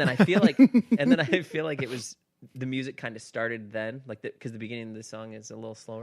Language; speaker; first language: English; native; English